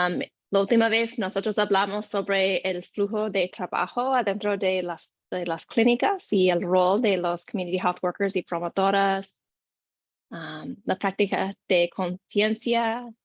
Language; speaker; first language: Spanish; non-native, learner; English